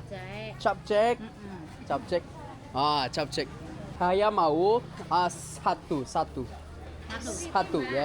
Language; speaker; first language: Indonesian; non-native, learner; English